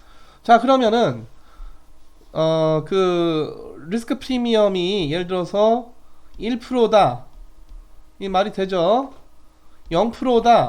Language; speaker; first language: Korean; native; Korean